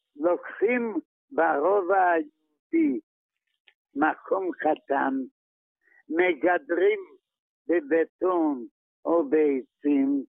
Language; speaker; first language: Hebrew; non-native, fluent; Polish